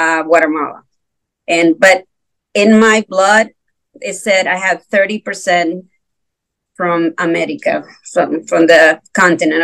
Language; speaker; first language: English; non-native, fluent; Spanish